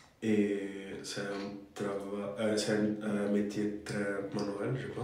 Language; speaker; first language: French; non-native, fluent; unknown